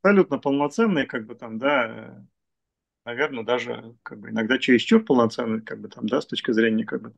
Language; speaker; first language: Russian; native; Russian